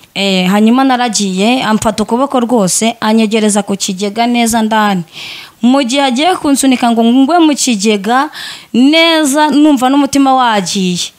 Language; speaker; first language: Kinyarwanda; native; Kinyarwanda